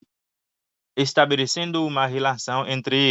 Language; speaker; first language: Portuguese; non-native, fluent; Haitian Creole